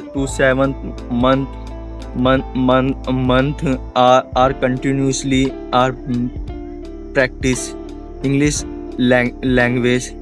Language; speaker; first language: English; non-native, learner; Hindi